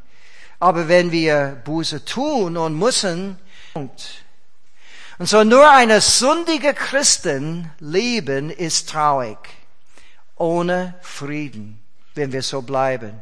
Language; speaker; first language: German; non-native, fluent; English